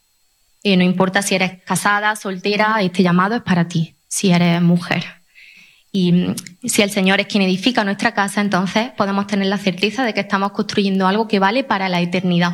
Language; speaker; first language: Spanish; native; Spanish